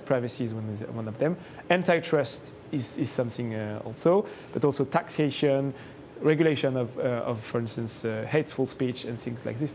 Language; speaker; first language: English; non-native, fluent; French